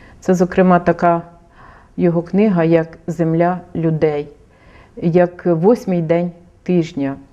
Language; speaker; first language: Ukrainian; native; Ukrainian